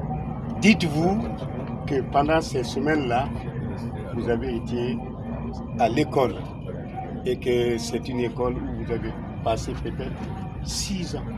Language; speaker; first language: French; non-native, local second language; Bambara